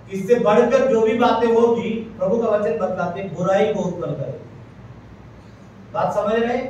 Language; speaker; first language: Hindi; non-native, local second language; Malayalam